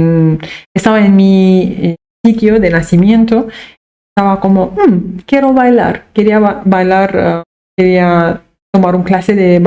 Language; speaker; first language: Spanish; non-native, fluent; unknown